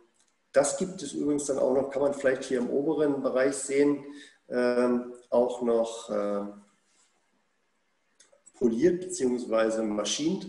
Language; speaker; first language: German; native; German